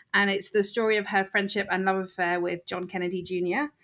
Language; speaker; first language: English; native; English